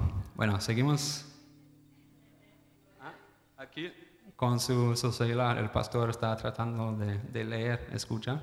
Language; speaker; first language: Spanish; non-native, fluent; English